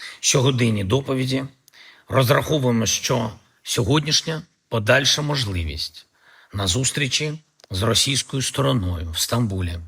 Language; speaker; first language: Ukrainian; native; Ukrainian